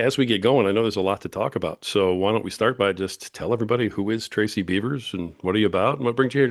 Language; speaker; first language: English; native; English